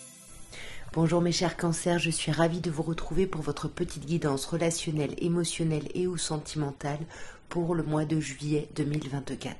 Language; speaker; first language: French; native; French